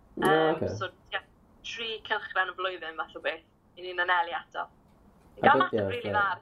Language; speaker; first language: Welsh; native; Welsh